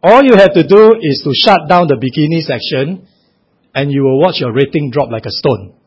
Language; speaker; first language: English; non-native, local second language; Chinese